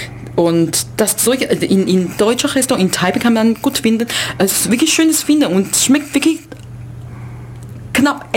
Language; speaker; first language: German; non-native, learner; Chinese